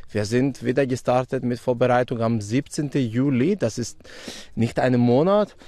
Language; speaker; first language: German; non-native, fluent; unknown